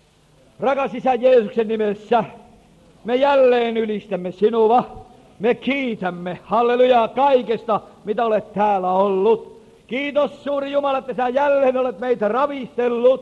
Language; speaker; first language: Finnish; native; Finnish